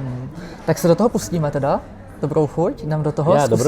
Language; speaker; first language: Czech; native; Czech